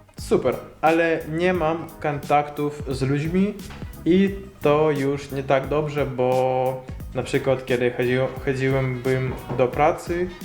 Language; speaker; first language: Polish; non-native, learner; Russian